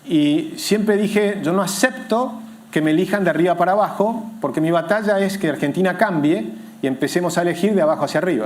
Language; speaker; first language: Spanish; native; Spanish